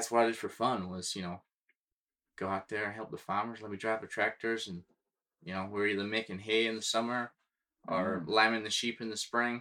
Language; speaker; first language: English; native; English